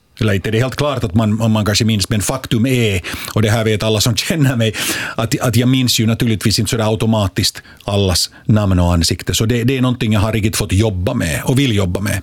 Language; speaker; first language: Swedish; native; Swedish